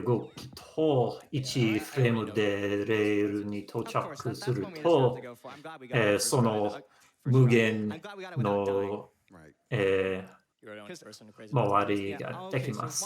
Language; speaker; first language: Japanese; non-native, learner; English